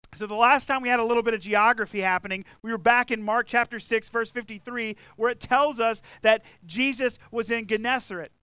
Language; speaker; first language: English; native; English